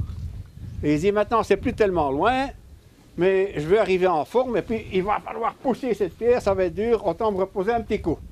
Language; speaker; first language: French; native; French